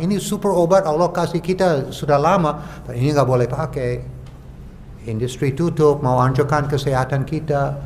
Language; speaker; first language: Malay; non-native, fluent; English